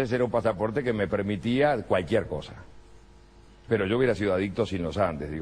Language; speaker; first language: Spanish; native; Spanish